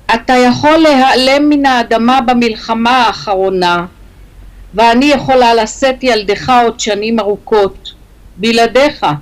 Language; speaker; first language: Hebrew; native; Hebrew